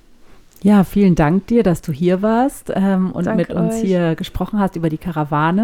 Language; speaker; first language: German; native; German